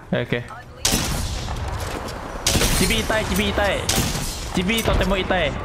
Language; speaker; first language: Japanese; non-native, learner; Thai